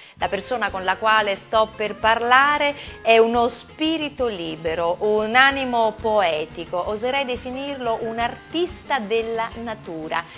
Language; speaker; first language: Italian; native; Italian